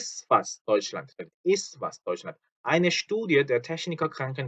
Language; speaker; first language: German; non-native, fluent; Korean